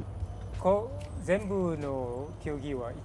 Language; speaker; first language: Japanese; non-native, learner; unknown